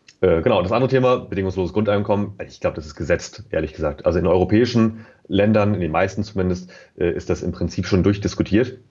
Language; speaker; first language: German; native; German